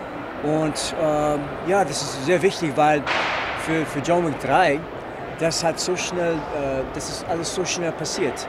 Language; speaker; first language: German; non-native, fluent; English